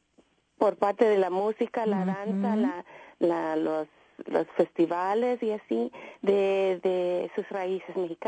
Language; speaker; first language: Spanish; early bilingual, heritage; Spanish